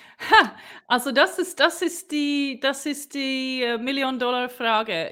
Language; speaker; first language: German; non-native, fluent; Czech